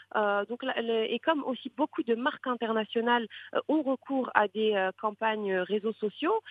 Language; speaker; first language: French; non-native, local second language; Arabic